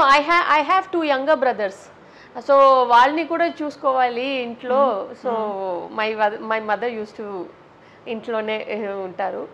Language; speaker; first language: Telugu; non-native, local second language; Tamil